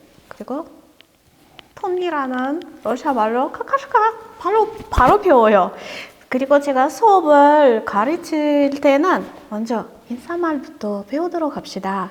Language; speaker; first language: Korean; non-native, learner; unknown